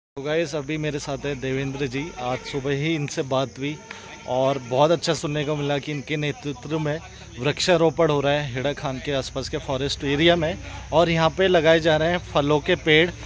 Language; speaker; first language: Hindi; native; Hindi